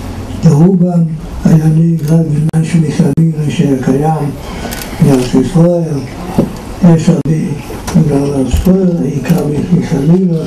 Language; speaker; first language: Hebrew; non-native, fluent; Yiddish